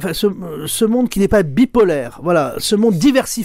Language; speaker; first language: French; native; French